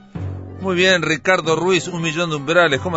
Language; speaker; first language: Spanish; native; Spanish